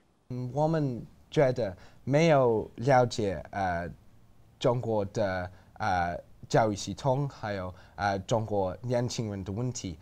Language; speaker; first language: Chinese; non-native, learner; English